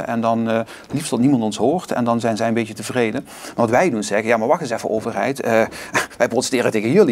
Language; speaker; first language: Dutch; native; Dutch